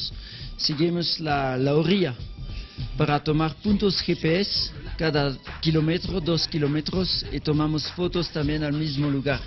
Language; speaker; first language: Spanish; non-native, learner; French